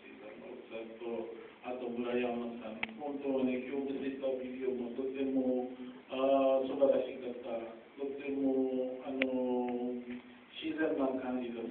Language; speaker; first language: Japanese; non-native, fluent; Urdu